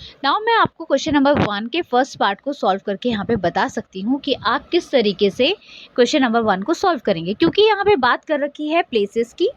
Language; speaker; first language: Hindi; native; Hindi